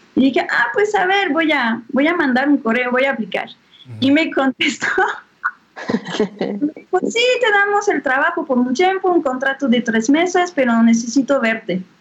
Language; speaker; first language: Spanish; non-native, fluent; French